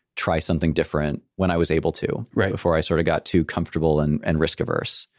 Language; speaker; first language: English; native; English